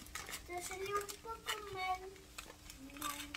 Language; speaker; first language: Spanish; early bilingual, other home language; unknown